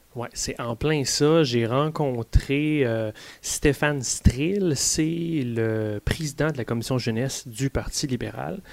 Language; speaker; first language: French; native; French